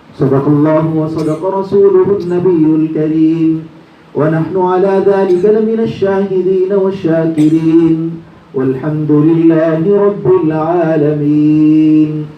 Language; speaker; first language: Urdu; non-native, local second language; Punjabi